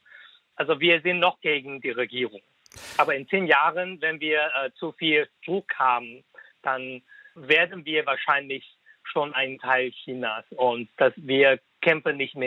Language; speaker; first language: German; non-native, fluent; Cantonese